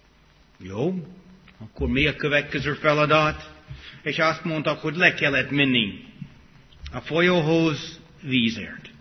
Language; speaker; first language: Hungarian; non-native, fluent; English